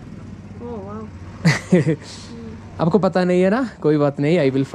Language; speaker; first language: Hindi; non-native, local second language; Malayalam